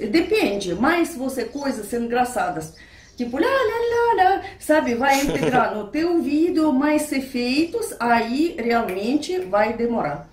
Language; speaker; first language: Portuguese; non-native, fluent; Russian